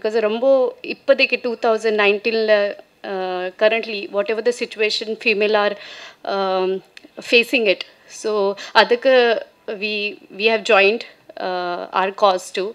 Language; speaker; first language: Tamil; non-native, fluent; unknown